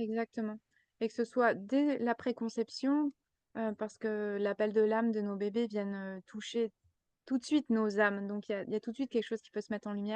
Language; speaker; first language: French; native; French